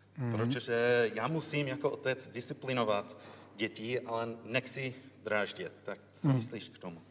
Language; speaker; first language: Czech; non-native, learner; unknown